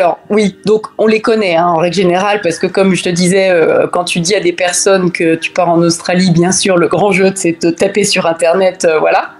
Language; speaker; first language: French; native; French